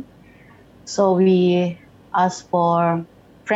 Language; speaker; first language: English; non-native, local second language; Malay